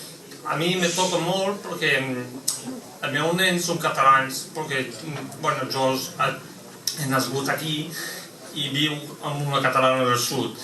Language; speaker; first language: Catalan; non-native, local second language; French